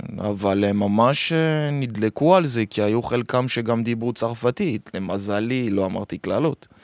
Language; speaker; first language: Hebrew; early bilingual, other home language; French